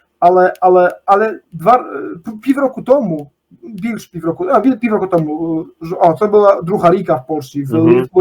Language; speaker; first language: Polish; non-native, learner; Ukrainian